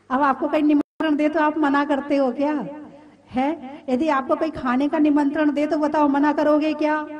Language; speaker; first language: Hindi; native; Hindi